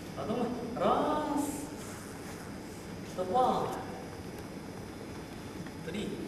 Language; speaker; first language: Russian; non-native, learner; Chinese